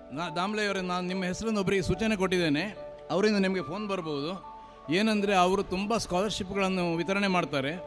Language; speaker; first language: Kannada; non-native, local second language; Marathi